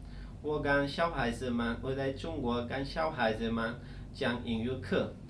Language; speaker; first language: Chinese; non-native, fluent; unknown